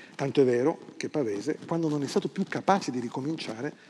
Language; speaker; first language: Italian; native; Italian